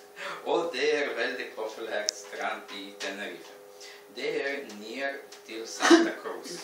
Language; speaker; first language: Swedish; non-native, learner; Russian